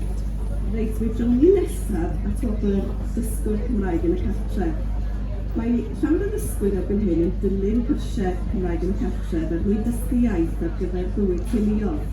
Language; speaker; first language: Welsh; native; Welsh